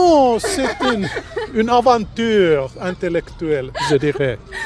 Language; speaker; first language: French; non-native, fluent; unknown